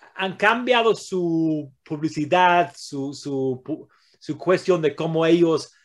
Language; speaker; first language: Spanish; non-native, fluent; English